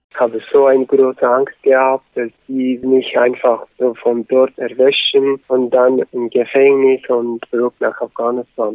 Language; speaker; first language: German; non-native, learner; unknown